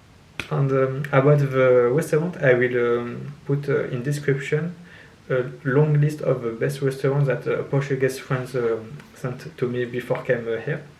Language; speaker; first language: English; non-native, learner; French